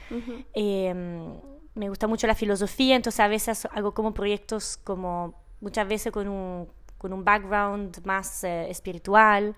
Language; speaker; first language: Spanish; non-native, fluent; Italian